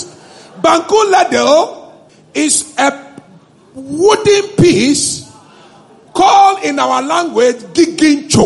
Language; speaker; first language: English; non-native, local second language; Ewe